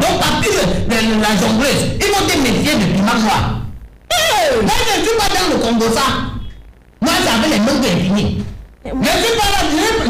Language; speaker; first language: French; native; French